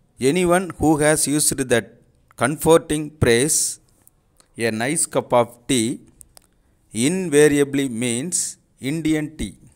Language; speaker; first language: English; non-native, local second language; Tamil